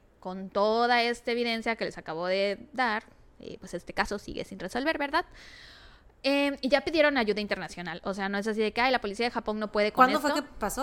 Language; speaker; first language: Spanish; native; Spanish